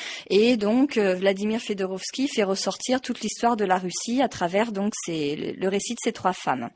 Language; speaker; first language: French; native; French